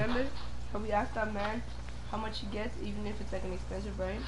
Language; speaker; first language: English; early bilingual, other home language; Spanish